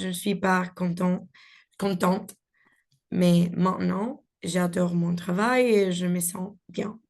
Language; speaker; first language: French; non-native, learner; Spanish